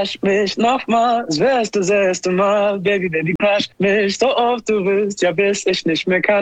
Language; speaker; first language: German; non-native, learner; English